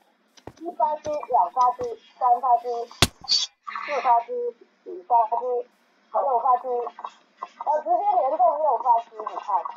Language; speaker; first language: Chinese; native; Chinese